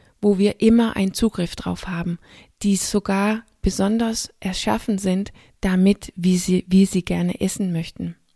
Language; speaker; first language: German; non-native, fluent; Danish